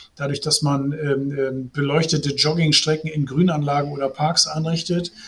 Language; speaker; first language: German; native; German